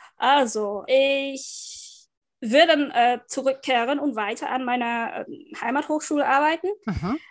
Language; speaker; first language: German; non-native, fluent; Vietnamese